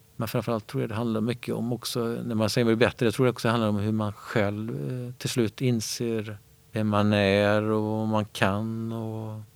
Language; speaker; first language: Swedish; native; Swedish